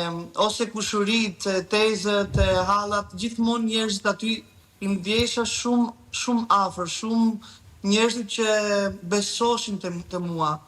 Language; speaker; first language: Albanian; early bilingual, heritage; Albanian